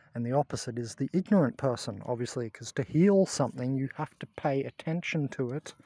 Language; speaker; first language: English; native; English